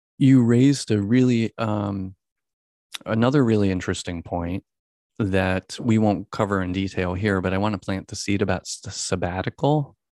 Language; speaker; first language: English; native; English